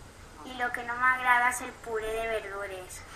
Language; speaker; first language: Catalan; non-native, local second language; Spanish